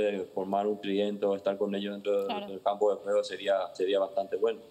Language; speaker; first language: Spanish; native; Spanish